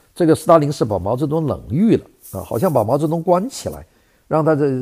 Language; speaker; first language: Chinese; native; Chinese